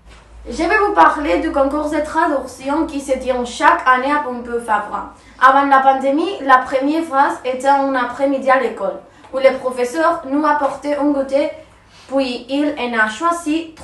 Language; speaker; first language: French; non-native, learner; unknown